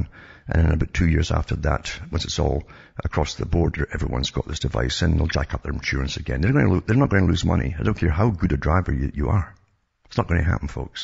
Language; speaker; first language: English; native; English